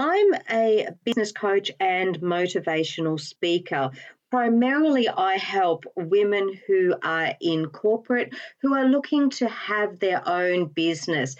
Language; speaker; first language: English; native; English